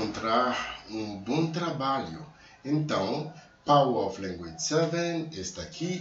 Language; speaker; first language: Portuguese; non-native, learner; Haitian Creole